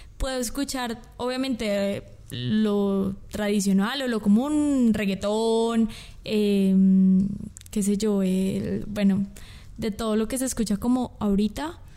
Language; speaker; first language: Spanish; native; Spanish